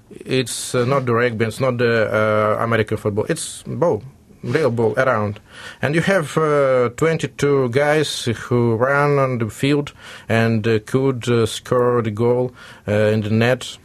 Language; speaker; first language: English; non-native, learner; Russian